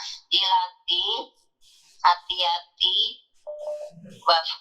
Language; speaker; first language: Arabic; non-native, learner; Indonesian